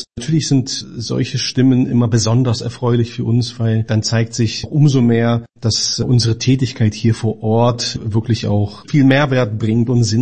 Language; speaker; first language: German; native; German